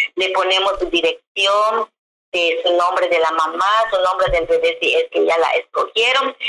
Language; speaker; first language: Spanish; non-native, local second language; Yucateco